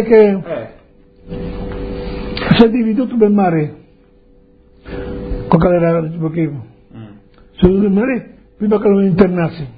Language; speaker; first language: Italian; non-native, local second language; Friulian